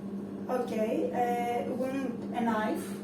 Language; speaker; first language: English; non-native, learner; Greek